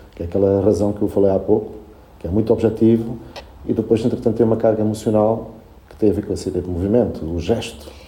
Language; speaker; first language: Portuguese; early bilingual, other home language; Spanish